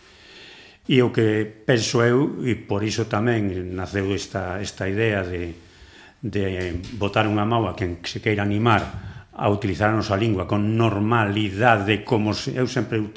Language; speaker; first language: Galician; native; Galician